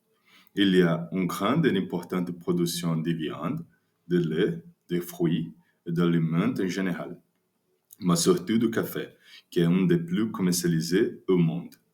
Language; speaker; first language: French; non-native, learner; Portuguese